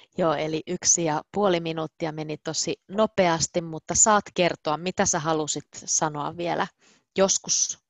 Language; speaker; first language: Finnish; native; Finnish